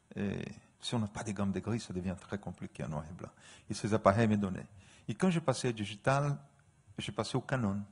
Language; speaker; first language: French; non-native, fluent; Portuguese